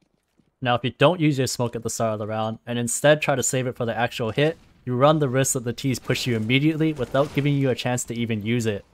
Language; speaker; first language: English; native; English